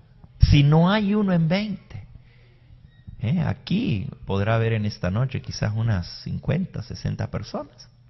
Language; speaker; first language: Spanish; native; Spanish